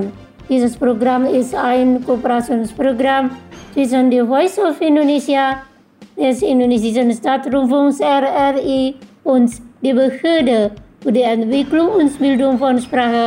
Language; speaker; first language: German; non-native, fluent; Indonesian